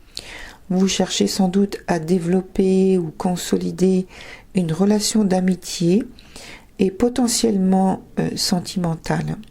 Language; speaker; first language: French; native; French